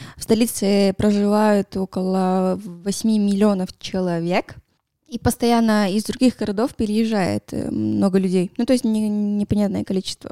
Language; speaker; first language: Russian; non-native, fluent; Spanish